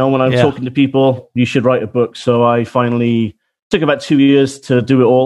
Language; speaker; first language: English; native; English